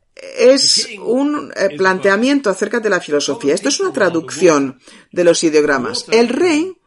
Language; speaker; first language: Spanish; non-native, fluent; English